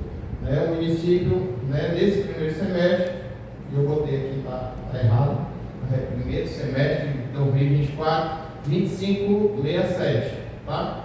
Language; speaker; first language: Portuguese; native; Portuguese